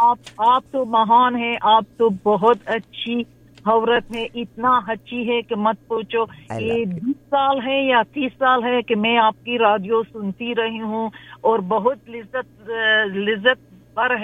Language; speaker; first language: Hindi; non-native, learner; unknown